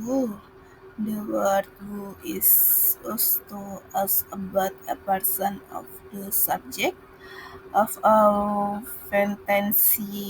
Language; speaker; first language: English; non-native, learner; Indonesian